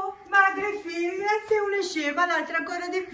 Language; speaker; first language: Italian; native; Italian